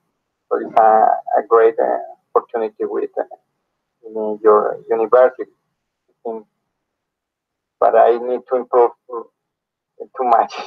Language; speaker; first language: English; non-native, learner; Spanish